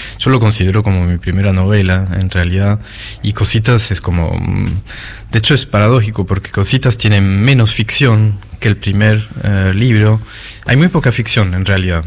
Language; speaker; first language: Spanish; non-native, fluent; French